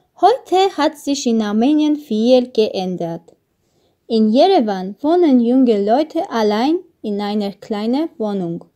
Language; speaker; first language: German; non-native, learner; Armenian